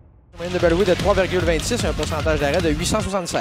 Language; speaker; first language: French; native; French